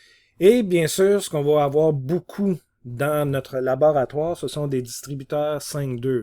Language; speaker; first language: French; native; French